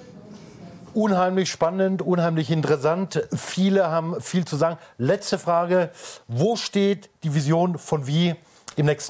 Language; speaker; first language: German; native; German